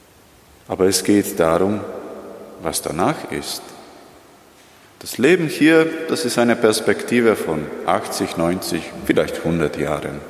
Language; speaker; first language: German; non-native, fluent; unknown